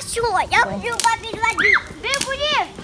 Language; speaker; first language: Russian; early bilingual, heritage; Russian